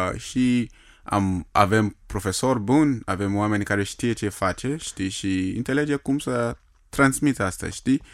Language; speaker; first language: Romanian; non-native, fluent; Yoruba